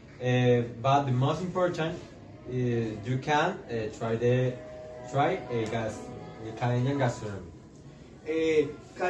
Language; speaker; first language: English; non-native, learner; Spanish